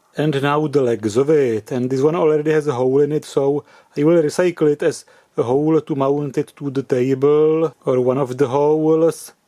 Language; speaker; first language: English; non-native, fluent; Czech